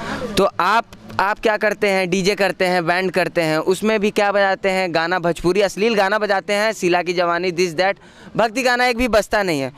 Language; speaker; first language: Hindi; native; Hindi